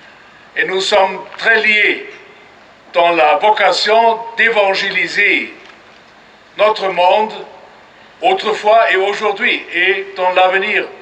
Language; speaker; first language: French; non-native, fluent; German